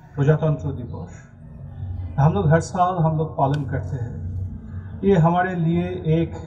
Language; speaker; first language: Hindi; non-native, local second language; Bangla